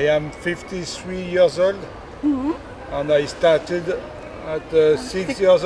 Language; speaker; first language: English; non-native, learner; French